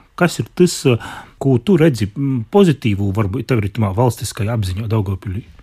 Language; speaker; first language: Latvian; non-native, local second language; Russian